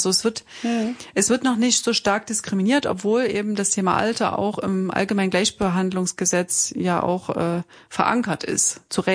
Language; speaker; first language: German; native; German